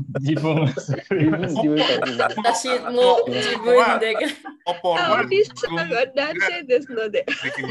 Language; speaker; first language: Japanese; non-native, learner; Indonesian